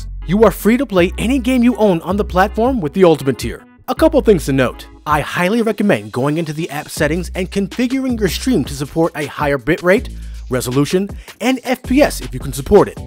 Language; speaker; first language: English; native; English